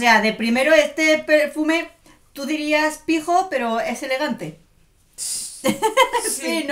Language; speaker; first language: Spanish; native; Spanish